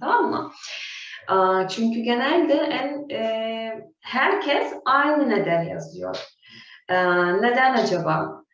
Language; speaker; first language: Turkish; non-native, fluent; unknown